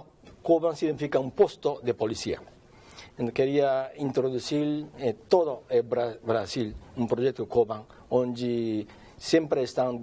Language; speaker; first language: Portuguese; non-native, learner; Japanese